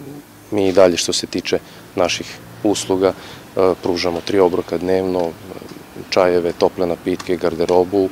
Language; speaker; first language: Serbian; native; Serbian